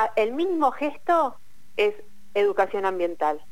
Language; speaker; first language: Spanish; native; Spanish